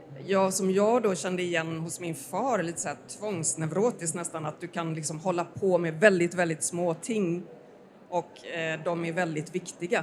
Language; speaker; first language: Swedish; native; Swedish